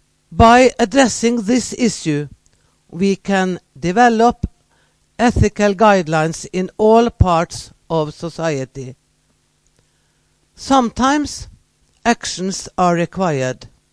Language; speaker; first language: English; non-native, fluent; Norwegian